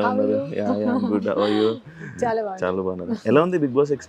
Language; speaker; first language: Telugu; native; Telugu